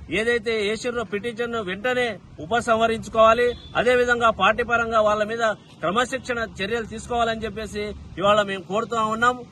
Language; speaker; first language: Telugu; non-native, local second language; Lambadi